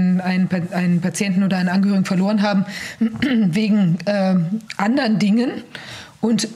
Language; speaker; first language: German; native; German